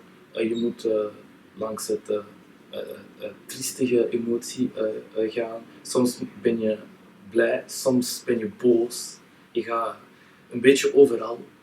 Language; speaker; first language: Dutch; non-native, local second language; French